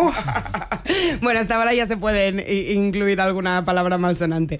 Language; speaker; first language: Spanish; native; Spanish